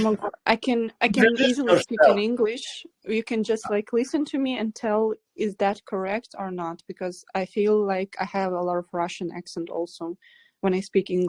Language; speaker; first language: English; non-native, fluent; Russian